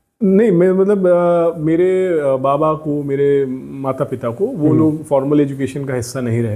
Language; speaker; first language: Hindi; native; Hindi